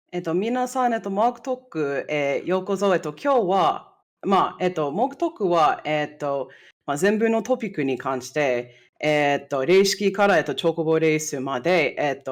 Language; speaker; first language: Japanese; non-native, fluent; English